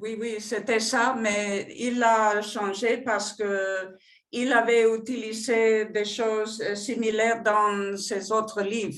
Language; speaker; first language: French; non-native, fluent; Spanish